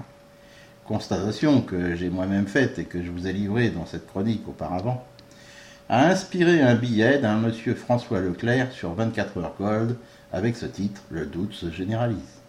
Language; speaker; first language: French; native; French